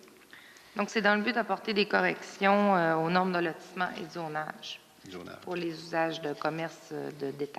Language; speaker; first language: French; native; French